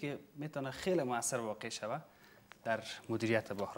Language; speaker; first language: Persian; native; Persian